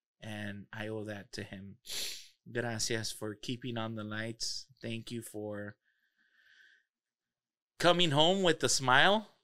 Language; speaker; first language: English; early bilingual, other home language; Spanish